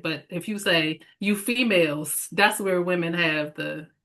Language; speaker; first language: English; native; English